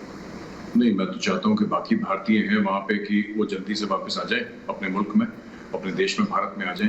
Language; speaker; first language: Hindi; native; Hindi